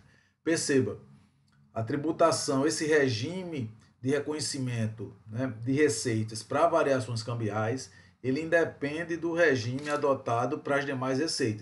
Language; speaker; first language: Portuguese; native; Portuguese